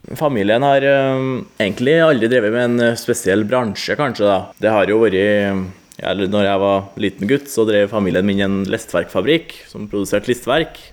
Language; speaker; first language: Norwegian; native; Norwegian